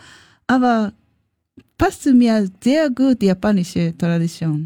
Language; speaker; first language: German; non-native, learner; Japanese